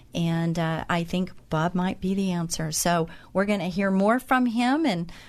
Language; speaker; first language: English; native; English